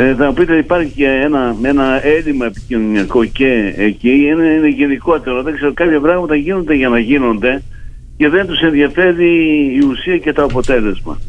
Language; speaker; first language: Greek; native; Greek